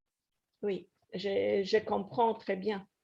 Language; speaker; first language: French; non-native, fluent; Polish